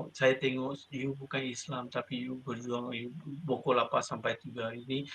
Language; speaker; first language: Malay; non-native, local second language; Tamil